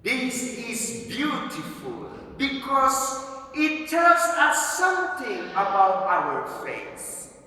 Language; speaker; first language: English; non-native, local second language; Filipino